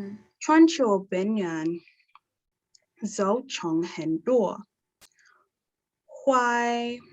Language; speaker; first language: Chinese; non-native, learner; English